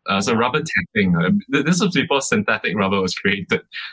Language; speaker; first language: English; native; English